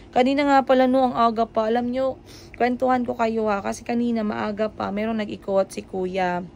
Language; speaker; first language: Filipino; native; Filipino